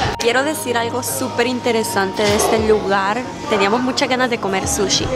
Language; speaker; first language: Spanish; native; Spanish